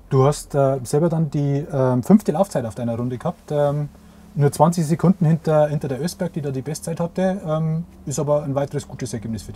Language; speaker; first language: German; native; German